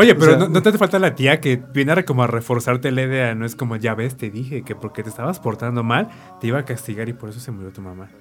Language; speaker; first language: Spanish; native; Spanish